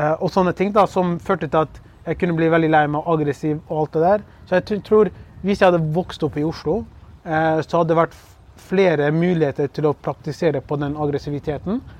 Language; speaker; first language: Norwegian; early bilingual, other home language; Kurdish